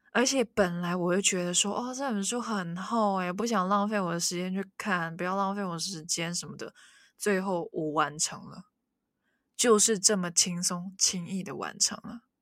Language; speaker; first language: Chinese; non-native, local second language; Cantonese